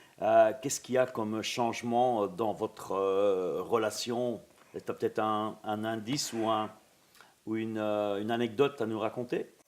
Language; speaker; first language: French; native; French